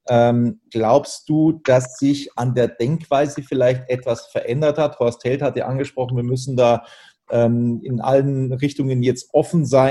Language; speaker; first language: German; native; German